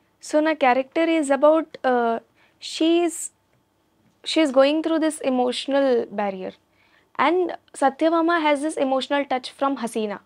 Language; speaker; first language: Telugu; non-native, learner; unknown